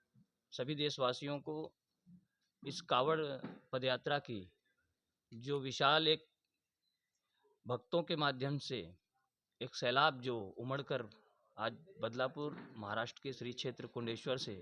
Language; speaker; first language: Hindi; native; Hindi